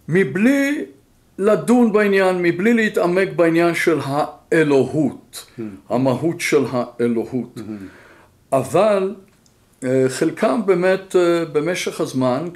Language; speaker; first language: Hebrew; non-native, fluent; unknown